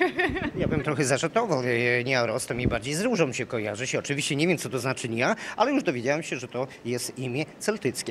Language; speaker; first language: Polish; native; Polish